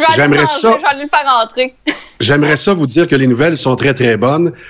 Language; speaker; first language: French; native; French